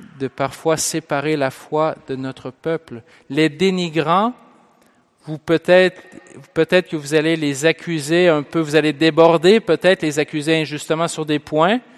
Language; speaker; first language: French; native; French